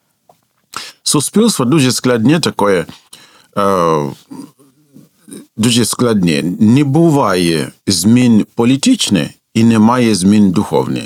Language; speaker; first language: Ukrainian; non-native, fluent; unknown